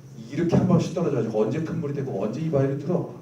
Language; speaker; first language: Korean; native; Korean